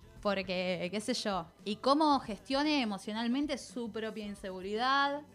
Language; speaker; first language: Spanish; native; Spanish